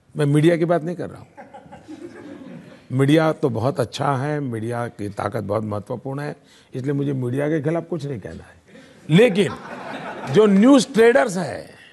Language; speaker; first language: Hindi; non-native, local second language; Gujarati